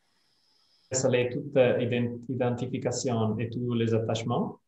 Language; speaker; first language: French; non-native, fluent; Italian